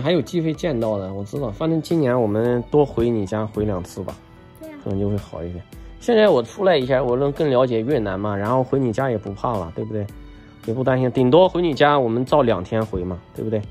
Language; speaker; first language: Chinese; native; Chinese